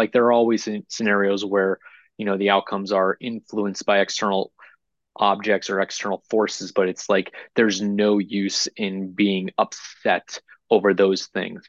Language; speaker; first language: English; native; English